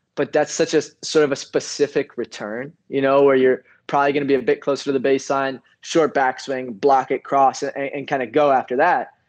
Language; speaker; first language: English; native; English